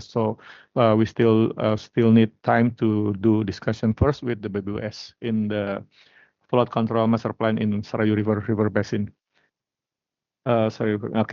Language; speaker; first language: English; non-native, learner; Indonesian